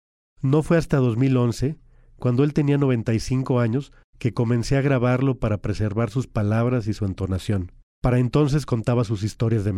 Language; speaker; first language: Spanish; native; Spanish